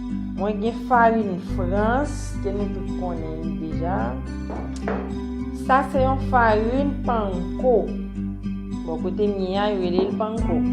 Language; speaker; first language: French; non-native, learner; Haitian Creole